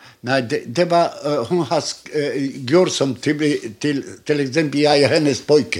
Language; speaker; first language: Swedish; non-native, learner; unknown